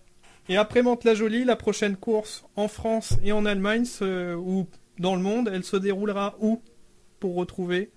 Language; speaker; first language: French; native; French